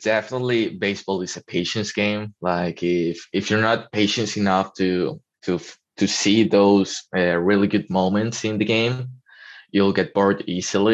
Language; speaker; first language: English; non-native, fluent; Spanish